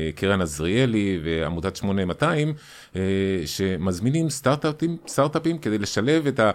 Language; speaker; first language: Hebrew; non-native, fluent; Spanish